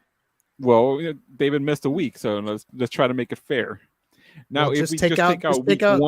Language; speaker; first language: English; native; English